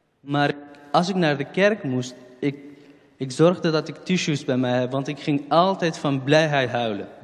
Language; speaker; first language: Dutch; non-native, fluent; Central Kurdish